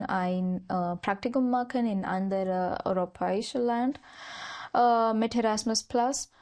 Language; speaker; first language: German; non-native, learner; Marathi